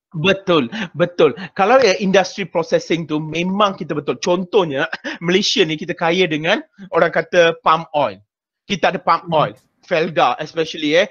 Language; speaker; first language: Malay; native; Malay